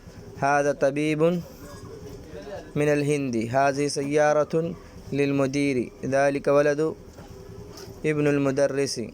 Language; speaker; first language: Arabic; non-native, fluent; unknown